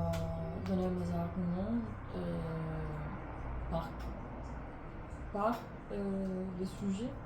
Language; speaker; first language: French; non-native, learner; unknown